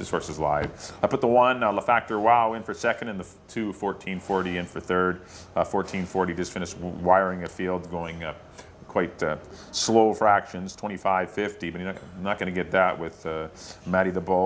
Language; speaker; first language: English; native; English